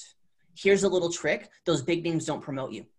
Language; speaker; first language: English; native; English